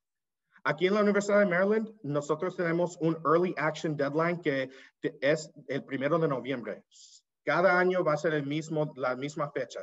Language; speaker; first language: Spanish; early bilingual, heritage; Spanish